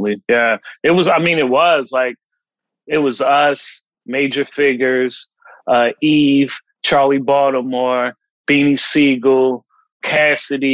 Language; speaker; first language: English; native; English